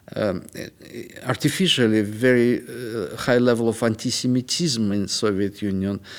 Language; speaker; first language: English; non-native, fluent; Russian